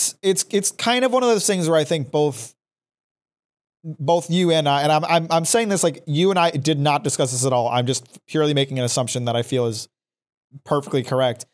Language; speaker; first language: English; native; English